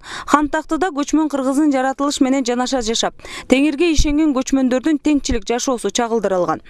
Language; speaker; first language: Kyrgyz; native; Kyrgyz